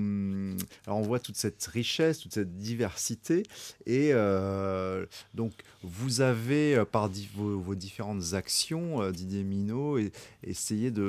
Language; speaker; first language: French; native; French